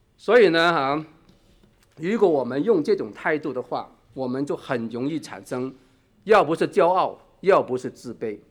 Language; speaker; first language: Chinese; non-native, local second language; Cantonese